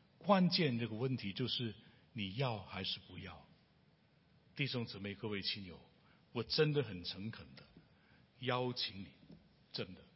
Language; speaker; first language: Chinese; non-native, local second language; Cantonese